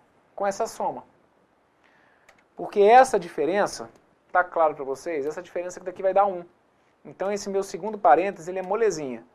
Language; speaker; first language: Portuguese; native; Portuguese